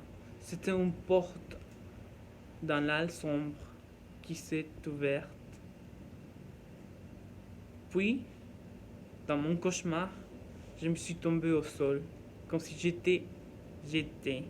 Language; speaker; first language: French; non-native, learner; Norwegian